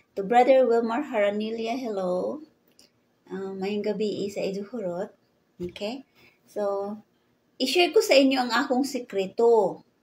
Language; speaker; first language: Filipino; non-native, local second language; Cebuano